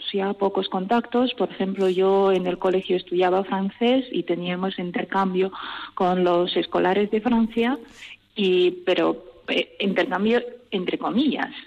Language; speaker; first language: Spanish; non-native, fluent; Russian